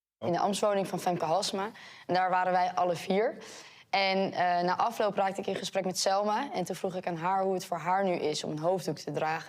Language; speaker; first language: Dutch; native; Dutch